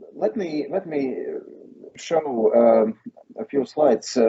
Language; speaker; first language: English; non-native, fluent; Latvian